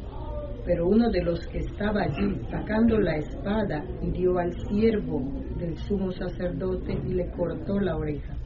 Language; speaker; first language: Spanish; native; Spanish